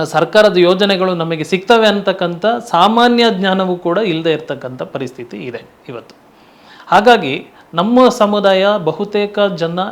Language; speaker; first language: Kannada; non-native, local second language; Tulu